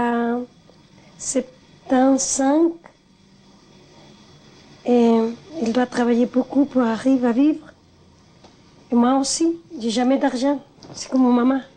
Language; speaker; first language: French; non-native, learner; Spanish